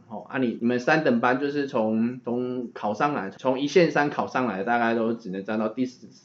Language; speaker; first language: Chinese; native; Chinese